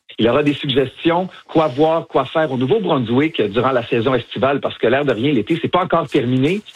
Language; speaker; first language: French; native; French